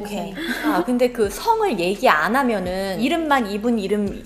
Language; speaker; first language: Korean; native; Korean